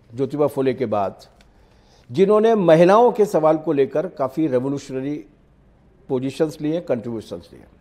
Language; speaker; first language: Hindi; native; Hindi